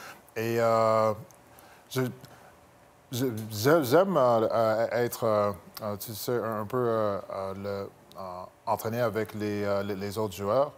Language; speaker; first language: French; non-native, local second language; English